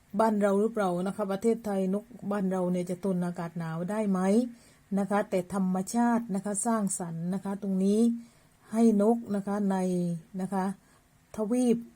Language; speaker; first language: Thai; native; Thai